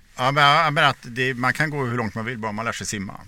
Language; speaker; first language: Swedish; native; Swedish